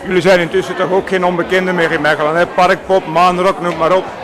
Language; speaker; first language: Dutch; native; Dutch